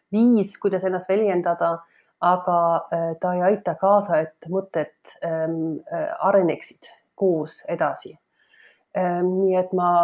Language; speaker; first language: Estonian; non-native, fluent; German